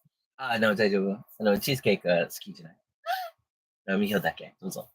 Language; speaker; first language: Japanese; non-native, learner; English